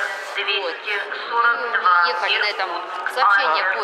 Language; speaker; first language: Russian; native; Russian